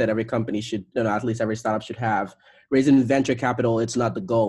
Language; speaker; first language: English; non-native, local second language; Igbo